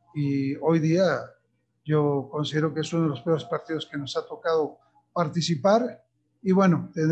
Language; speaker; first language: Spanish; native; Spanish